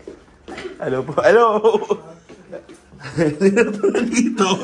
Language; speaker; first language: Filipino; native; Filipino